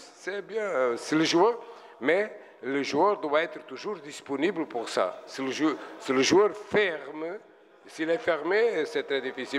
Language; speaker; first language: French; non-native, fluent; Portuguese